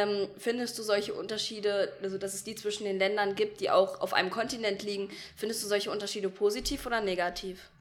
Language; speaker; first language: German; native; German